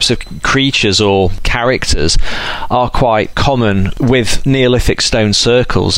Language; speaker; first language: English; native; English